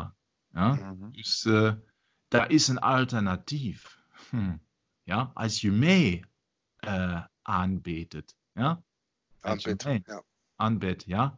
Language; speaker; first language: Dutch; non-native, learner; German